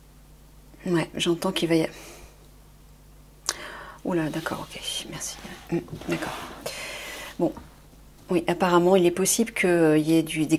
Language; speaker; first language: French; native; French